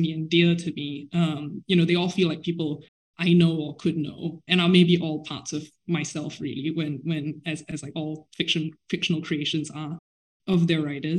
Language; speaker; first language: English; native; English